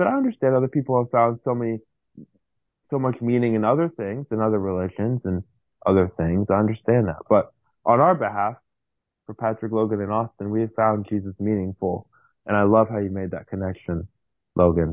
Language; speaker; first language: English; native; English